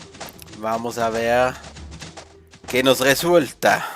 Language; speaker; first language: Spanish; non-native, fluent; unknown